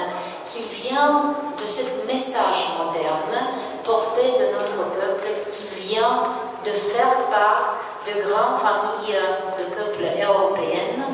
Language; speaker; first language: French; non-native, learner; Romanian